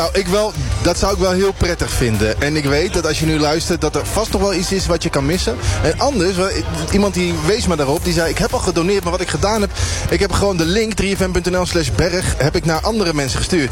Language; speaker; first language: Dutch; native; Dutch